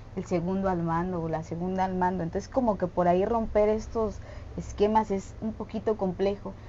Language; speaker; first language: Spanish; non-native, local second language; Tzeltal